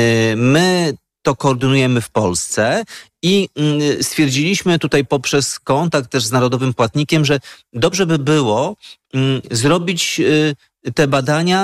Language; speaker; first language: Polish; native; Polish